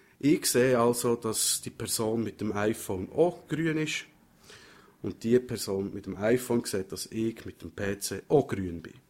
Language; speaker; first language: German; native; German